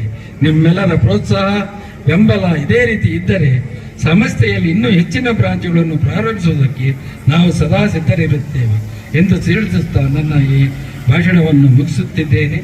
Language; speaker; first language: Kannada; native; Kannada